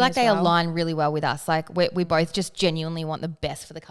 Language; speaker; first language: English; native; English